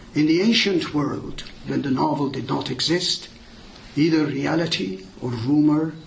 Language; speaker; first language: English; non-native, fluent; Azerbaijani